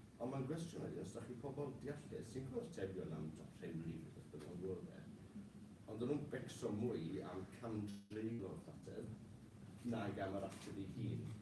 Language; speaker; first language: Welsh; non-native, local second language; English